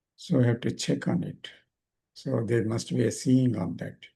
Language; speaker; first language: English; non-native, local second language; Telugu